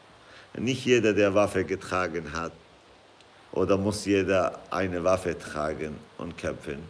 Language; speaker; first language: German; non-native, fluent; Kurdish